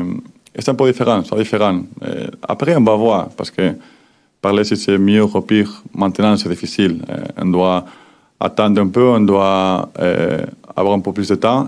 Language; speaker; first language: French; non-native, learner; Spanish